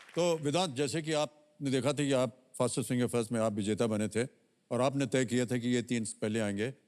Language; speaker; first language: Hindi; native; Hindi